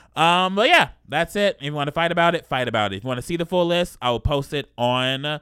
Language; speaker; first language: English; native; English